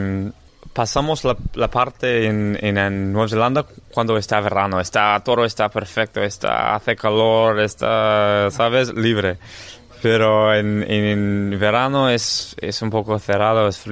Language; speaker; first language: Spanish; non-native, learner; English